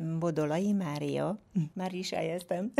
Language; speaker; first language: Polish; non-native, learner; Hungarian